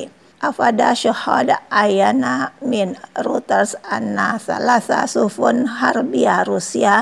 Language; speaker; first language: Arabic; non-native, fluent; Indonesian